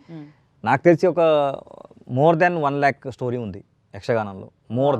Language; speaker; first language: Telugu; non-native, learner; Kannada